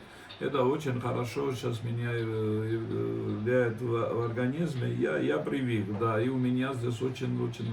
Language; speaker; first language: Russian; non-native, fluent; Georgian